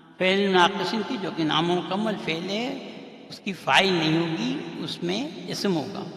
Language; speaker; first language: Urdu; native; Urdu